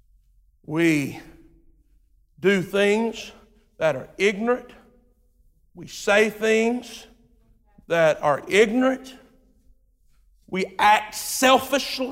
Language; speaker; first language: English; native; English